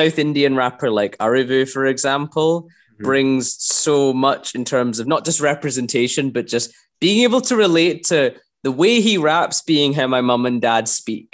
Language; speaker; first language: English; native; English